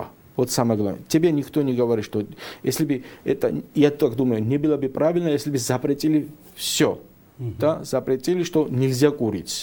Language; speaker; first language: Russian; non-native, fluent; Georgian